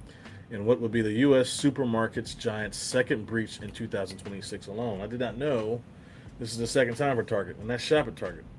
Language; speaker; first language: English; native; English